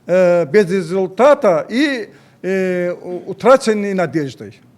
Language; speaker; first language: Russian; native; Russian